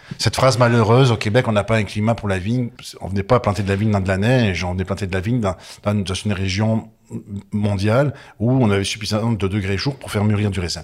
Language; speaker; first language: French; native; French